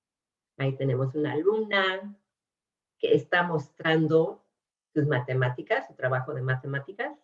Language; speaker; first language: Spanish; early bilingual, other home language; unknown